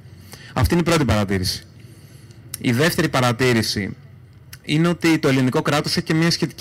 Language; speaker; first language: Greek; native; Greek